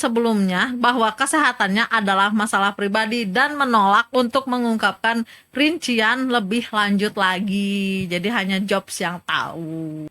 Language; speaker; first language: Indonesian; native; Indonesian